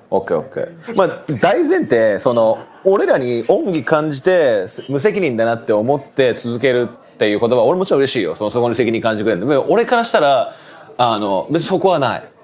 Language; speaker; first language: Japanese; native; Japanese